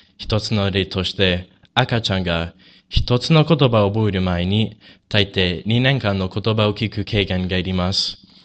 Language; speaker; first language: Japanese; non-native, learner; English